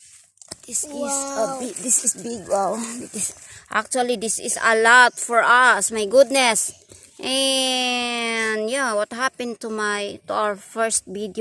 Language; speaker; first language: English; non-native, learner; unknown